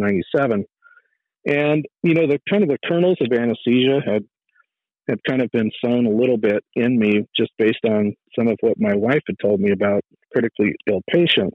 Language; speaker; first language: English; native; English